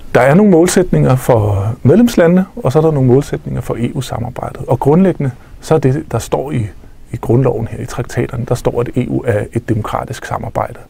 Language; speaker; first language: Danish; native; Danish